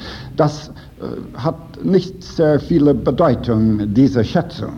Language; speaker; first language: German; non-native, fluent; English